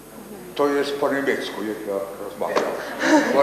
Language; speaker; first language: Polish; non-native, learner; German